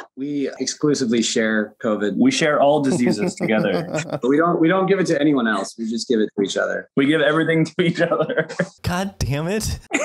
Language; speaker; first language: English; native; English